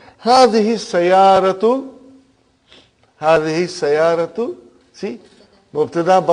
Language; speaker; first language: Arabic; non-native, fluent; Urdu